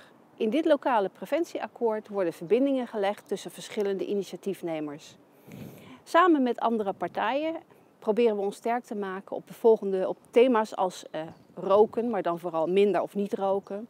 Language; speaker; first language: Dutch; native; Dutch